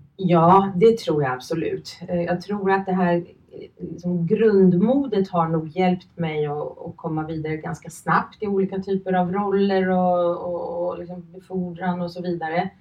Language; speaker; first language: Swedish; early bilingual, other home language; Finnish